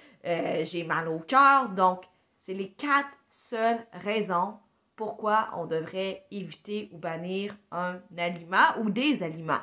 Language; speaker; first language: French; native; French